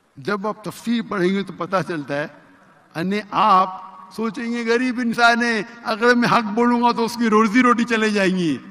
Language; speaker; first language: Urdu; non-native, local second language; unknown